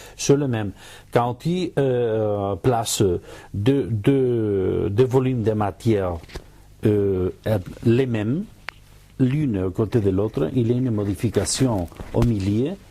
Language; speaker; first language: French; non-native, learner; Catalan